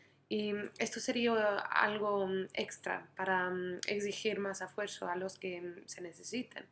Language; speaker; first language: Spanish; non-native, fluent; English